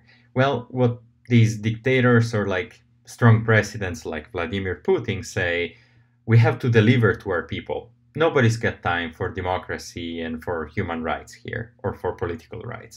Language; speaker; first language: English; non-native, fluent; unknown